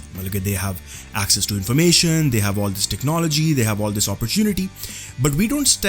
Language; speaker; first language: English; non-native, local second language; Urdu